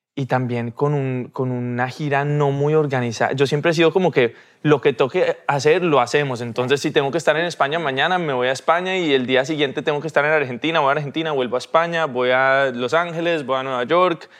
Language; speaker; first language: Spanish; early bilingual, heritage; Spanish